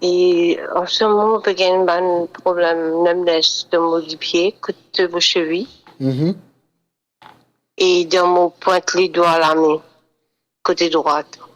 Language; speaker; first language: French; non-native, local second language; Morisyen